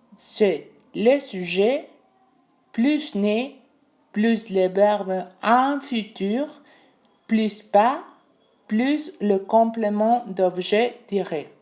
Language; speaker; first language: French; non-native, learner; Spanish